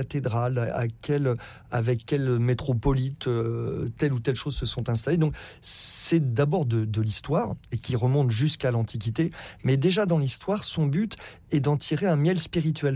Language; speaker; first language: French; native; French